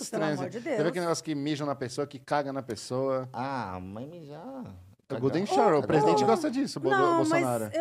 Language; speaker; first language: Portuguese; native; Portuguese